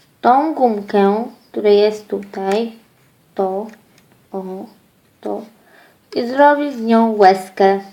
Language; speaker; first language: Polish; early bilingual, other home language; Ukrainian